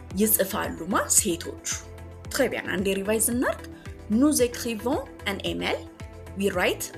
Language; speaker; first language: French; non-native, fluent; Amharic